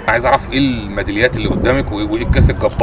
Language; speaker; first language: Arabic; native; Arabic